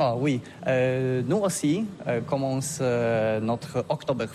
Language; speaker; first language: French; non-native, learner; Polish